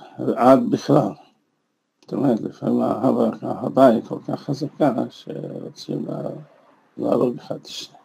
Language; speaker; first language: Hebrew; non-native, fluent; Russian